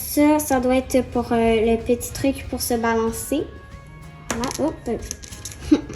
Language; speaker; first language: French; native; French